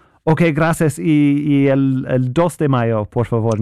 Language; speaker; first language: Spanish; non-native, fluent; English